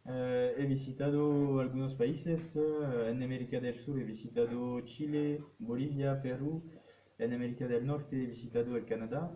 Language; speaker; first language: Spanish; non-native, fluent; French